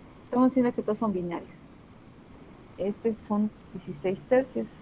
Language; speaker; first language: Spanish; native; Spanish